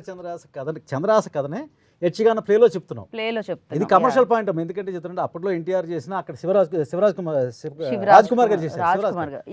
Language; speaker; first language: Telugu; native; Telugu